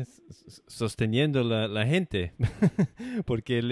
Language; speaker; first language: Spanish; non-native, fluent; English